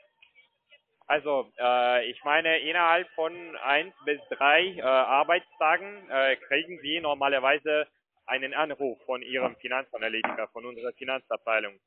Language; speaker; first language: German; non-native, fluent; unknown